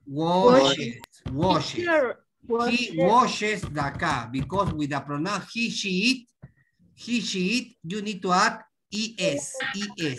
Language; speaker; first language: English; non-native, learner; Spanish